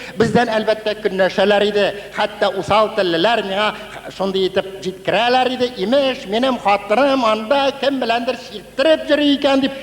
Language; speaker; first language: Tatar; native; Tatar